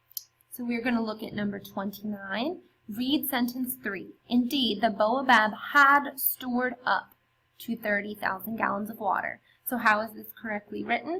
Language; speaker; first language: English; native; English